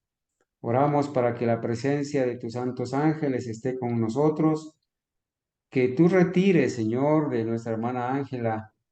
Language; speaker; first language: Spanish; native; Spanish